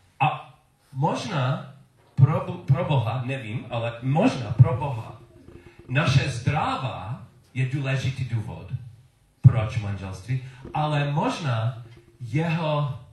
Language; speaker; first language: Czech; non-native, learner; English